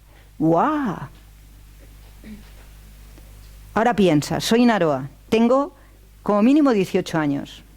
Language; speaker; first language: Spanish; native; Spanish